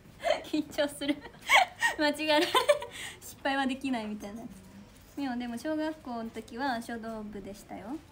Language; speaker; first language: Japanese; native; Japanese